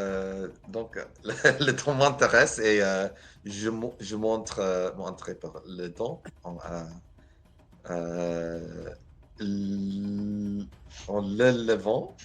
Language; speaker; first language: French; non-native, learner; English